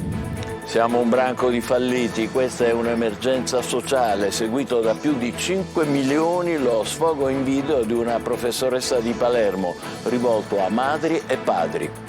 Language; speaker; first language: Italian; native; Italian